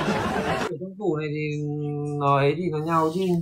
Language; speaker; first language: Vietnamese; native; Vietnamese